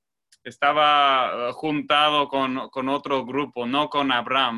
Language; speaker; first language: Spanish; non-native, fluent; English